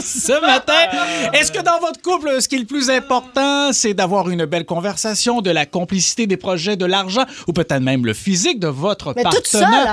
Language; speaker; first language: French; native; French